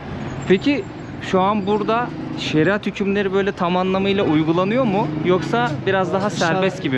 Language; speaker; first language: Turkish; native; Turkish